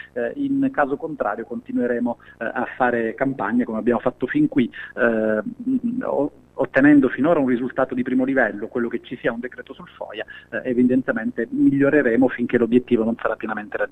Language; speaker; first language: Italian; native; Italian